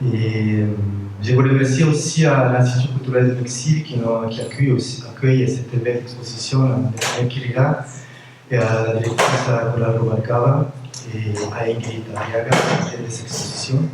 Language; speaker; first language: French; non-native, fluent; Spanish